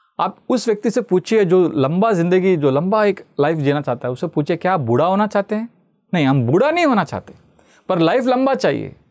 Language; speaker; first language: Hindi; non-native, local second language; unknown